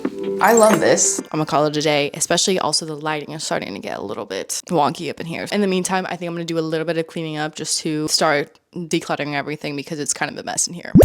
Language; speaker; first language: English; native; English